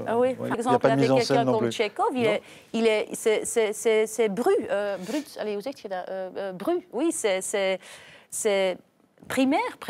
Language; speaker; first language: French; non-native, local second language; Dutch